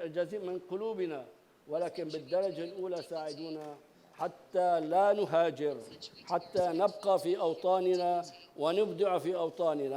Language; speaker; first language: Arabic; native; Arabic